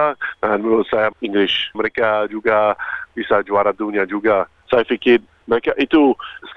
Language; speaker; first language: Indonesian; non-native, fluent; Croatian